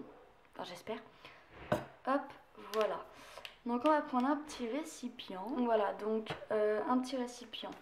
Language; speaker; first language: French; native; French